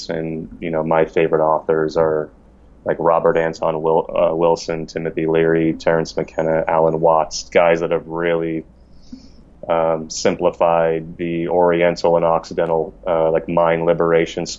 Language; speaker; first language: English; native; English